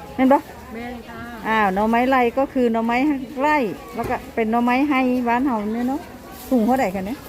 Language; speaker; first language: Thai; non-native, local second language; Lao